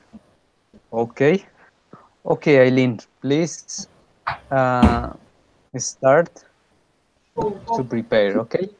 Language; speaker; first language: English; non-native, fluent; Spanish